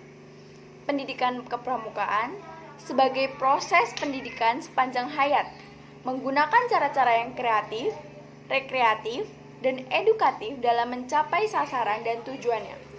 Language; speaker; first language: Indonesian; native; Indonesian